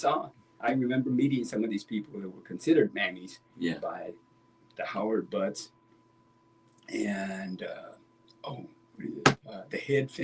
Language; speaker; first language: English; native; English